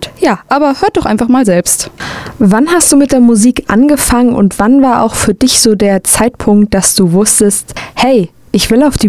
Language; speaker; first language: German; native; German